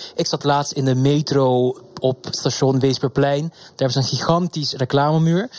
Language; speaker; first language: Dutch; non-native, local second language; Papiamento